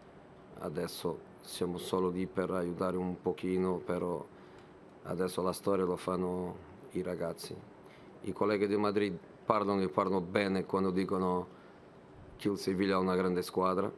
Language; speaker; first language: Italian; non-native, fluent; Portuguese